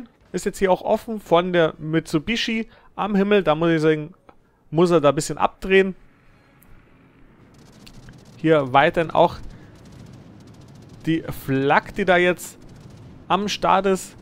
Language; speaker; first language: German; native; German